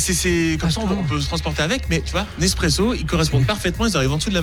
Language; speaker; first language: French; native; French